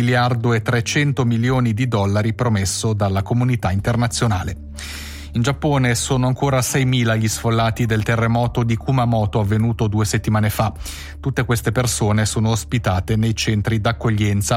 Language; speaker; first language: Italian; native; Italian